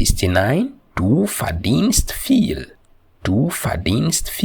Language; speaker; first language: German; non-native, fluent; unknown